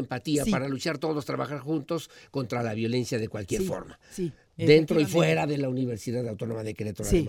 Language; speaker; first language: Spanish; native; Spanish